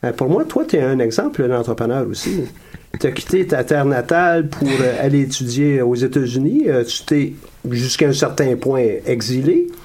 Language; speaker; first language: French; native; French